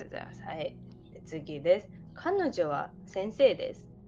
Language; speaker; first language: Japanese; native; Japanese